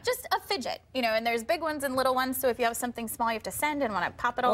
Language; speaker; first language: English; native; English